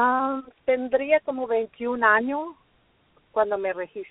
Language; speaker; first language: Spanish; early bilingual, heritage; Spanish